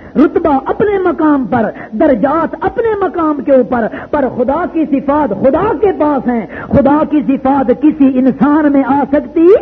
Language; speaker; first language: Urdu; non-native, local second language; Pashto